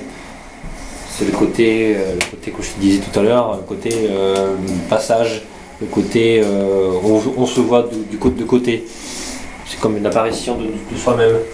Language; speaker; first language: French; native; French